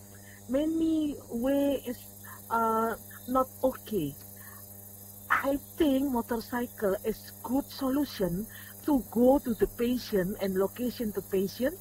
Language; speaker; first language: English; non-native, learner; Indonesian